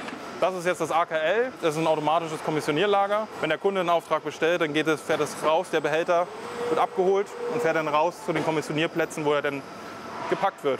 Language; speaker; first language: German; native; German